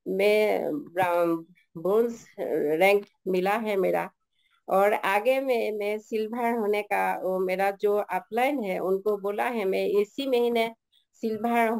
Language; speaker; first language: Hindi; non-native, learner; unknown